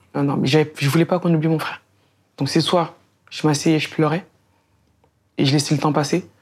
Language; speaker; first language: French; native; French